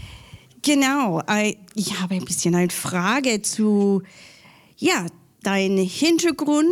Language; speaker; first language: German; non-native, fluent; English